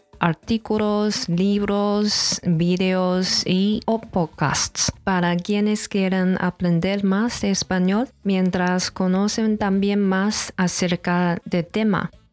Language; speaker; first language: Spanish; non-native, learner; Chinese